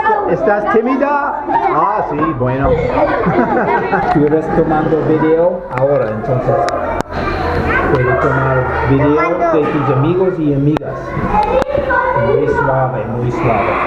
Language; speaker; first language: Spanish; non-native, learner; English